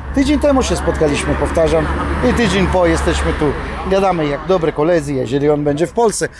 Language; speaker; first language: Polish; non-native, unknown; Italian